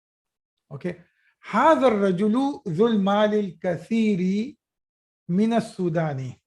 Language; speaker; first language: Arabic; non-native, fluent; Urdu